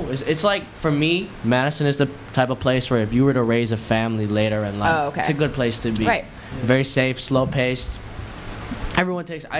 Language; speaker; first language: English; native; English